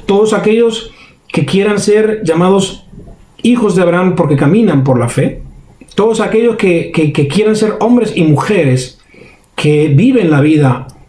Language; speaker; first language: Spanish; native; Spanish